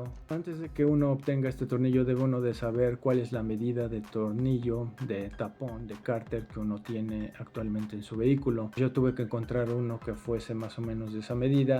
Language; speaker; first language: Spanish; native; Spanish